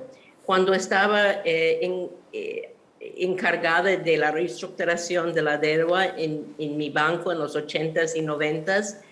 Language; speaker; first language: Spanish; non-native, fluent; English